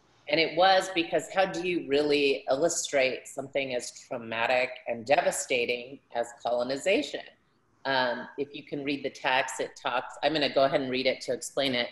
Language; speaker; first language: English; early bilingual, other home language; Spanish